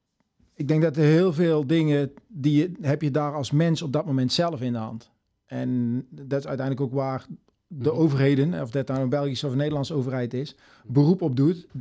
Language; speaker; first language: Dutch; native; Dutch